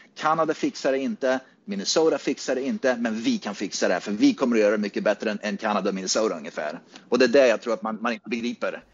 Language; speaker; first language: Swedish; native; Swedish